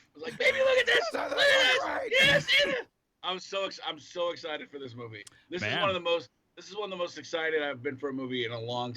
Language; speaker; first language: English; native; English